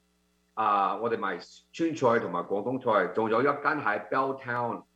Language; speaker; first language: Cantonese; early bilingual, heritage; Cantonese